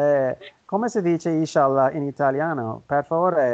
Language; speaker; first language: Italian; non-native, learner; Turkish